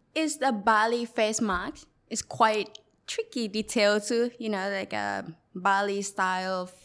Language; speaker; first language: English; non-native, learner; Thai